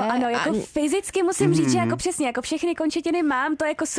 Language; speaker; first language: Czech; native; Czech